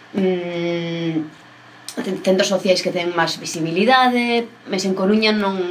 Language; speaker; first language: Galician; non-native, local second language; Spanish